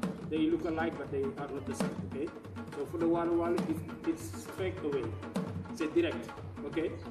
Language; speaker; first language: English; non-native, fluent; Wolof